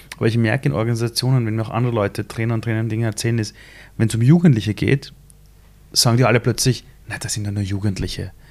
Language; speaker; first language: German; early bilingual, other home language; Persian